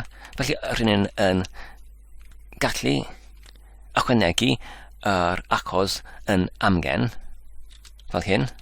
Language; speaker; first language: Welsh; non-native, learner; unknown